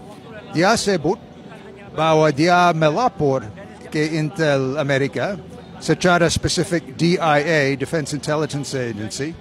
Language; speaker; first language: Indonesian; non-native, fluent; English